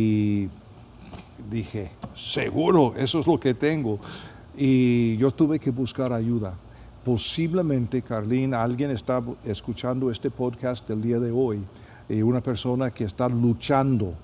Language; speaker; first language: Spanish; non-native, fluent; English